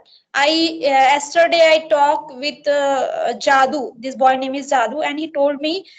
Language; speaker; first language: English; non-native, learner; Marathi